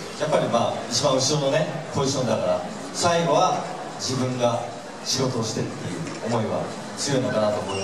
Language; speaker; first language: Japanese; native; Japanese